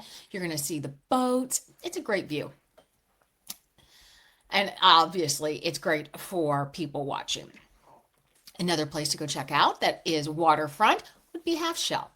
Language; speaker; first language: English; native; English